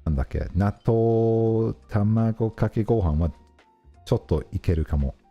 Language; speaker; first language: Japanese; non-native, learner; English